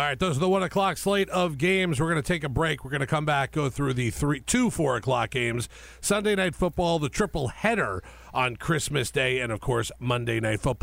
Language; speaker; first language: English; native; English